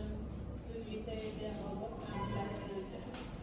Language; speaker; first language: French; non-native, learner; Spanish